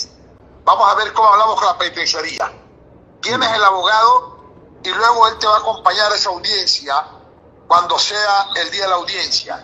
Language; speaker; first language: Spanish; native; Spanish